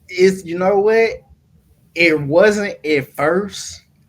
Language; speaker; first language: English; native; English